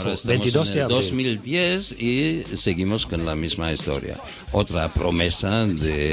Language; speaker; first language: Spanish; non-native, fluent; German